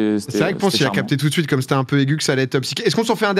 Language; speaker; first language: French; native; French